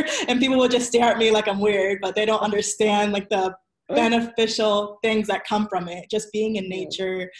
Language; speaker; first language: English; native; English